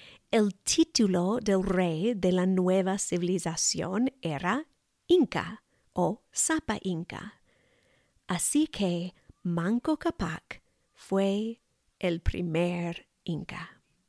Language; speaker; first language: Spanish; non-native, fluent; English